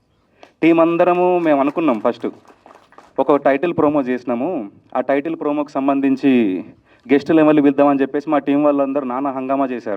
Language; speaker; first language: Telugu; native; Telugu